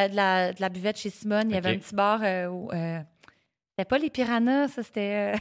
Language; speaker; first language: French; native; French